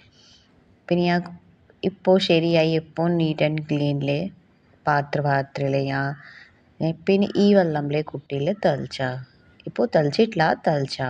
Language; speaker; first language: Malayalam; non-native, learner; Hindi